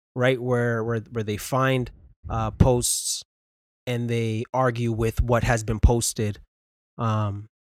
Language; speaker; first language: English; native; English